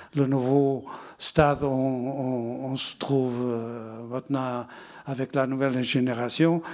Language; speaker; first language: French; non-native, fluent; Portuguese